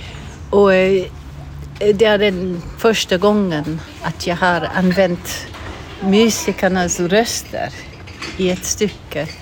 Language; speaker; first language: Swedish; non-native, fluent; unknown